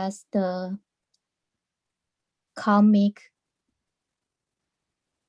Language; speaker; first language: English; non-native, learner; Chinese